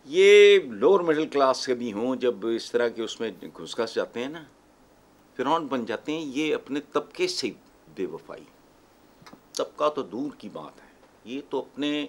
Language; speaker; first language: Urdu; non-native, local second language; Punjabi